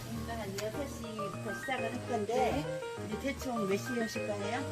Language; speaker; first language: Korean; native; Korean